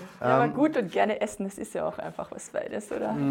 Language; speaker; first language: German; native; German